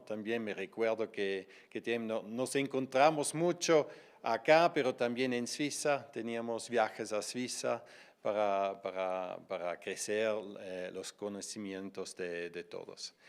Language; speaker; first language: Spanish; non-native, fluent; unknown